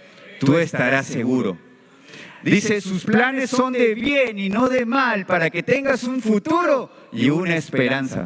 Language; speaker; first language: Spanish; native; Spanish